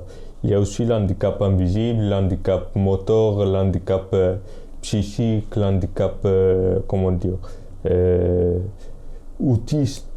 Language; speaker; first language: French; non-native, fluent; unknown